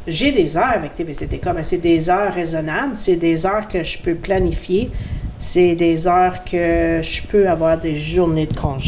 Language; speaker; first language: French; native; French